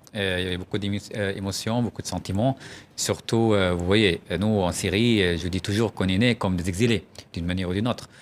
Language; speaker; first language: French; non-native, fluent; Arabic